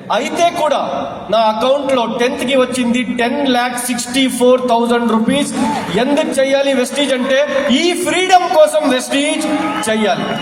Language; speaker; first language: Telugu; non-native, local second language; Urdu